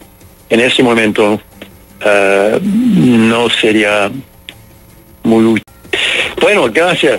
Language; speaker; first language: Spanish; non-native, fluent; English